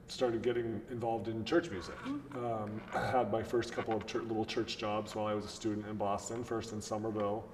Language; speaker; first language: English; native; English